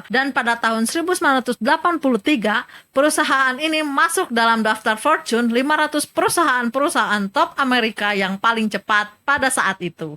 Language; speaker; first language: Indonesian; native; Indonesian